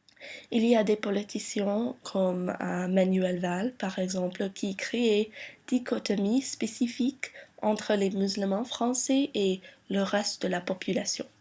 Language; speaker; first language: French; non-native, learner; English